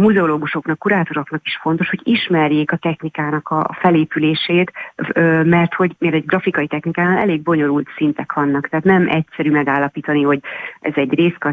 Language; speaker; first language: Hungarian; native; Hungarian